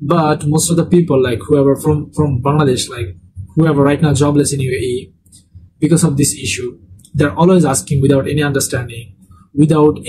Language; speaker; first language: English; non-native, local second language; Bangla